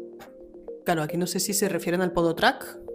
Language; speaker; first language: Spanish; native; Spanish